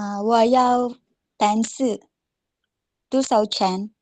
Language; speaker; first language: Chinese; non-native, learner; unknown